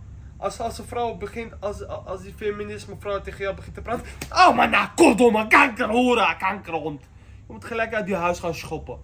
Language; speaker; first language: Dutch; early bilingual, other home language; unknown